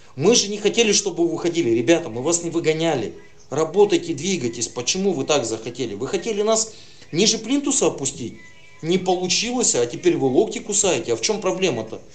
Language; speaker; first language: Russian; native; Russian